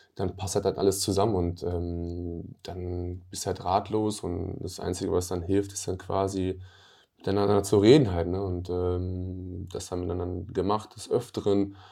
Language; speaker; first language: German; early bilingual, other home language; Albanian